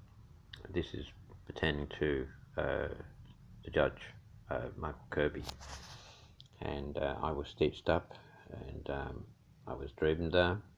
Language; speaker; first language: English; native; English